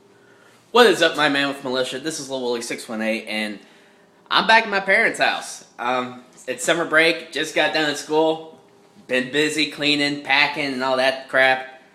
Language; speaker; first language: English; native; English